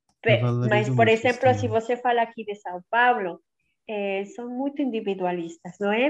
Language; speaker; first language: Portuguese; non-native, learner; Spanish